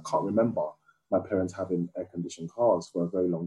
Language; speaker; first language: English; native; English